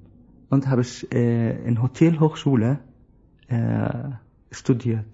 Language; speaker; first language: German; non-native, learner; Arabic